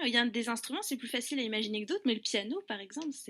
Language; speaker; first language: French; native; French